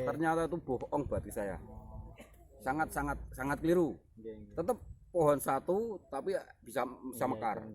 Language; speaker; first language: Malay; non-native, local second language; Javanese